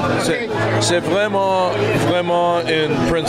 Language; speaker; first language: French; non-native, learner; English